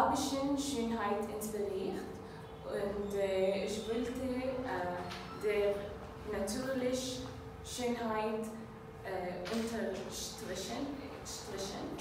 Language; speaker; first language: German; non-native, learner; Arabic